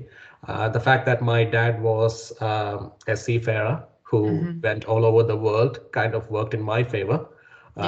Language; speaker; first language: English; non-native, local second language; Malayalam